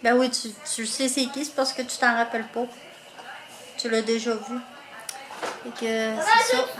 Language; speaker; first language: French; native; French